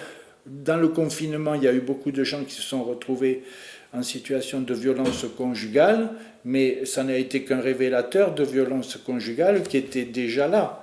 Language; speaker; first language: French; native; French